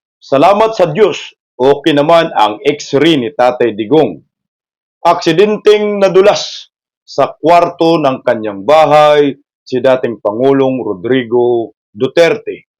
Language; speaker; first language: Filipino; non-native, local second language; Cebuano